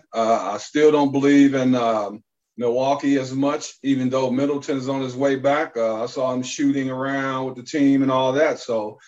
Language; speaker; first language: English; native; English